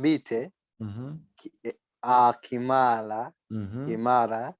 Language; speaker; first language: French; non-native, learner; Swahili